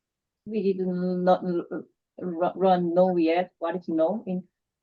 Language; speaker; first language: English; non-native, learner; Korean